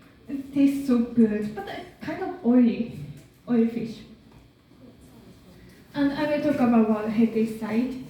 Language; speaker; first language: English; non-native, learner; Japanese